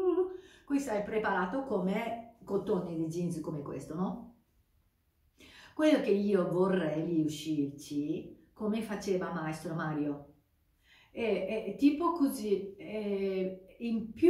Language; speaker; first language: Italian; non-native, fluent; Japanese